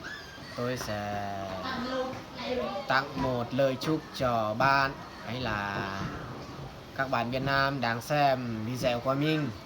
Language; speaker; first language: Vietnamese; non-native, fluent; Lao